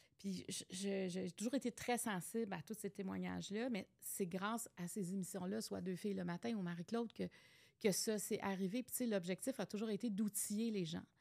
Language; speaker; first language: French; native; French